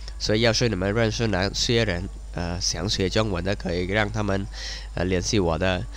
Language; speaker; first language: Chinese; non-native, fluent; Khmer